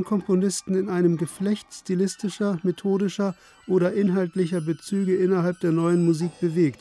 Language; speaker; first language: German; native; German